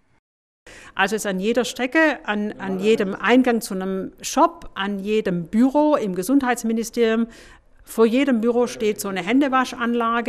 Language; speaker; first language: German; native; German